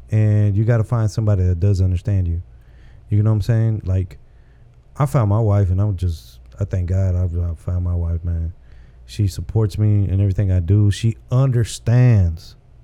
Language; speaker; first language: English; early bilingual, other home language; Spanish